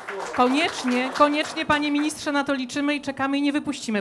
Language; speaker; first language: Polish; native; Polish